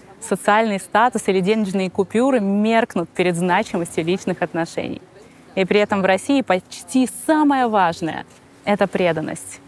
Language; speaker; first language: Russian; native; Russian